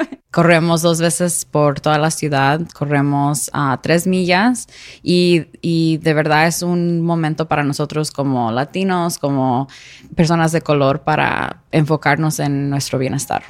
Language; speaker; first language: Spanish; early bilingual, heritage; Spanish